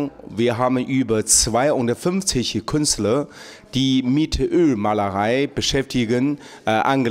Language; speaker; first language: German; non-native, learner; Chinese